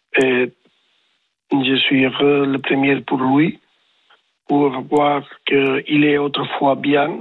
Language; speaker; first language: French; non-native, learner; Spanish